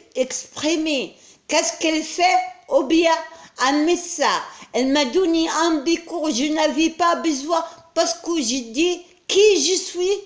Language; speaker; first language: French; non-native, learner; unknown